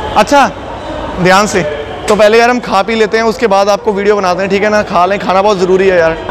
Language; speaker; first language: Hindi; non-native, local second language; Punjabi